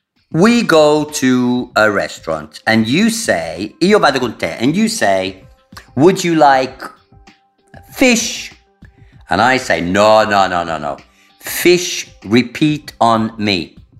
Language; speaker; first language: English; native; English